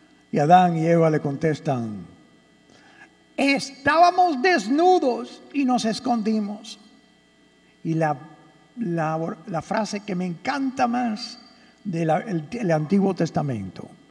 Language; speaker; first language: Spanish; early bilingual, heritage; Spanish